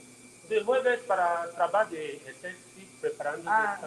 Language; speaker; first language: Spanish; non-native, learner; Igbo